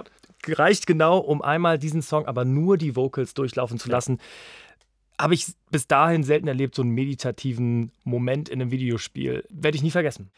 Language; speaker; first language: German; native; German